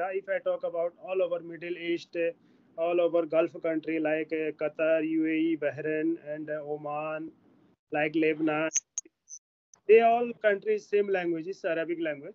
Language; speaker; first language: English; non-native, learner; Hindi